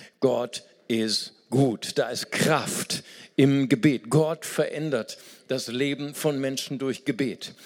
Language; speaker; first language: German; non-native, fluent; Portuguese